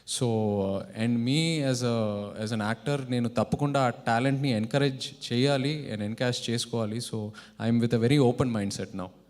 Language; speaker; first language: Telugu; native; Telugu